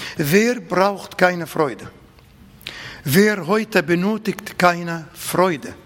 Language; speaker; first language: German; non-native, fluent; Arabic